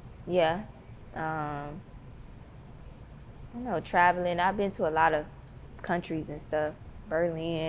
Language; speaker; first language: English; native; English